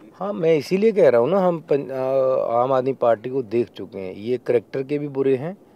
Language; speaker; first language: Hindi; non-native, local second language; Punjabi